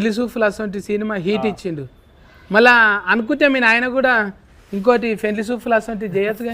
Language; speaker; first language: Telugu; native; Telugu